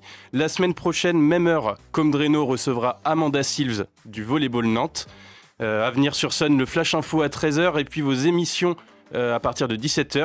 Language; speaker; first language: French; native; French